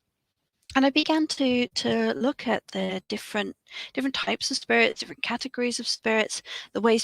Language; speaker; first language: English; native; English